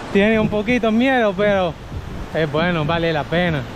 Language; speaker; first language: Spanish; non-native, learner; English